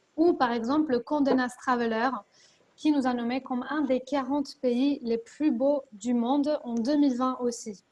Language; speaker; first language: French; non-native, fluent; Spanish